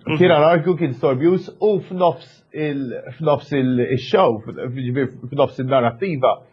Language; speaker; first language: Maltese; early bilingual, other home language; English